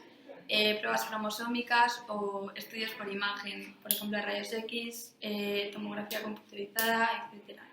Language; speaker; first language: Spanish; native; Spanish